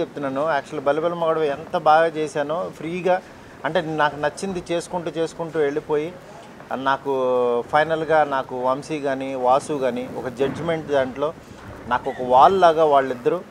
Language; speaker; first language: Telugu; native; Telugu